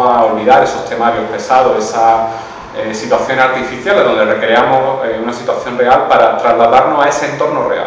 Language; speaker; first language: Spanish; native; Spanish